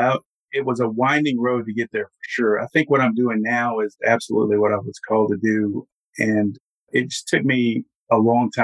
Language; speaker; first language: English; native; English